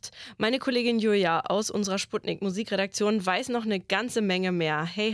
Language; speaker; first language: German; native; German